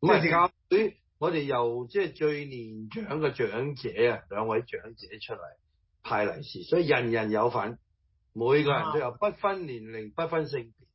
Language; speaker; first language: Chinese; early bilingual, heritage; Cantonese